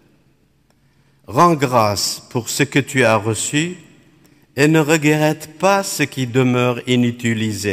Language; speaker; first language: French; non-native, local second language; Arabic